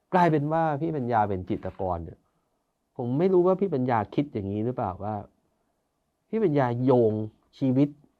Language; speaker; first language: Thai; native; Thai